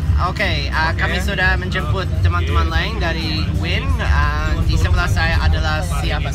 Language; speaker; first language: Indonesian; non-native, learner; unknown